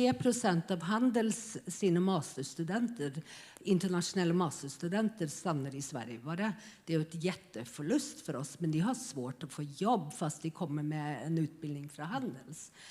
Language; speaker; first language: Swedish; non-native, fluent; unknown